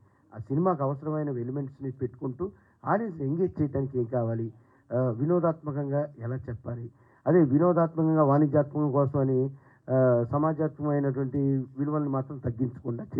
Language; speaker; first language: Telugu; native; Telugu